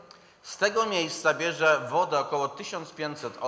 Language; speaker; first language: Polish; native; Polish